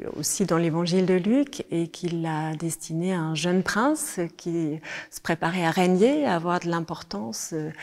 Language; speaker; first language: French; non-native, fluent; Danish